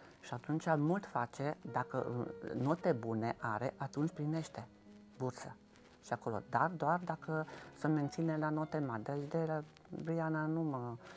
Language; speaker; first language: Romanian; non-native, local second language; Hungarian